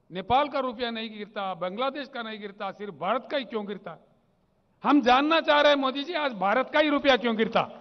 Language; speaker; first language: Hindi; non-native, local second language; Telugu